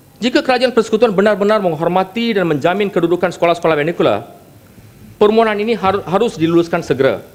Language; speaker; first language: Malay; non-native, local second language; Tamil